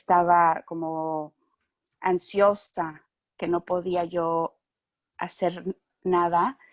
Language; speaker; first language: Spanish; early bilingual, heritage; Spanish